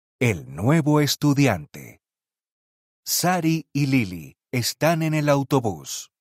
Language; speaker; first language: Spanish; non-native, learner; English